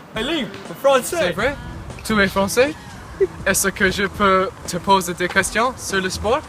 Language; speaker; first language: French; non-native, learner; English